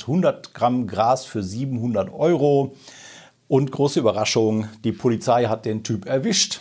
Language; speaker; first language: German; native; German